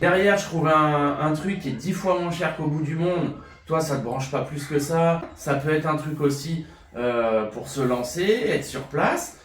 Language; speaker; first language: French; native; French